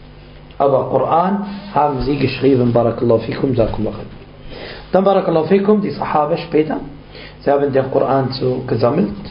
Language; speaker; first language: German; non-native, fluent; Arabic